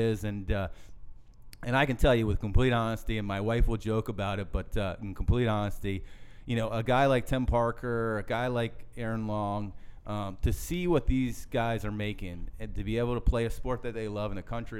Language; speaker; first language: English; native; English